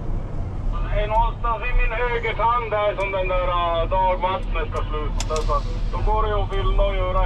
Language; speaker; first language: Swedish; native; Swedish